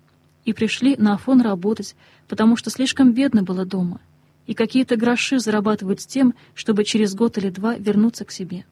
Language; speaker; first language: Russian; native; Russian